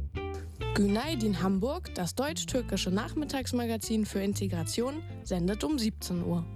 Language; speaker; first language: German; native; German